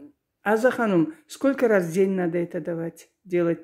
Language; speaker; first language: Russian; native; Russian